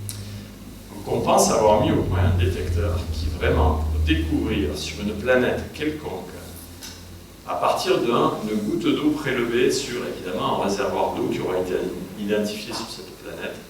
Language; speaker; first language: French; native; French